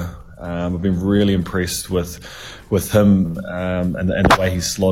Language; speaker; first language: English; native; English